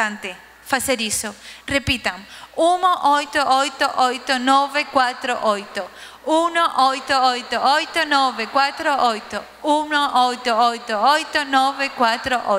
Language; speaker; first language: Portuguese; non-native, learner; Spanish